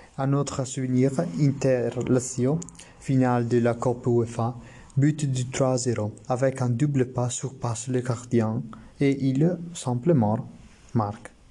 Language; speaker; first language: French; non-native, learner; Italian